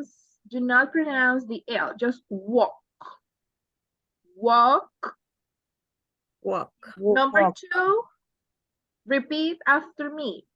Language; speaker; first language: English; non-native, fluent; Spanish